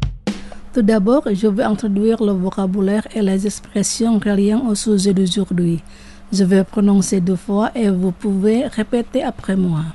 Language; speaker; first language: French; non-native, learner; Indonesian